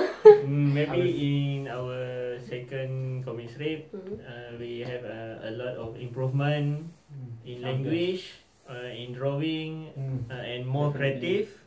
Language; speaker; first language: English; non-native, learner; Malay